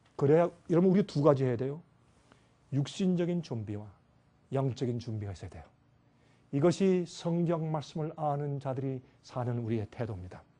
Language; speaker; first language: Korean; native; Korean